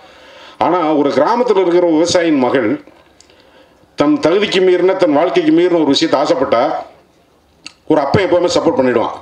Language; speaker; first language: Tamil; native; Tamil